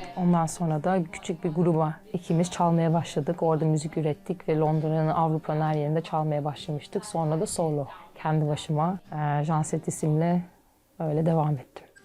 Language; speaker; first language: Turkish; early bilingual, heritage; Turkish